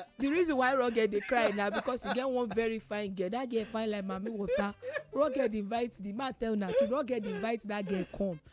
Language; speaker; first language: Nigerian Pidgin; native; Nigerian Pidgin